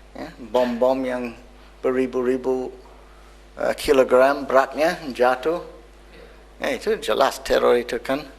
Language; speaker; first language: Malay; non-native, fluent; English